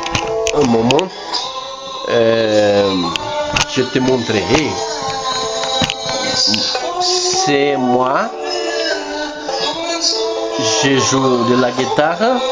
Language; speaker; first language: French; non-native, learner; Spanish